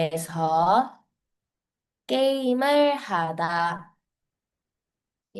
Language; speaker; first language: Korean; non-native, fluent; Filipino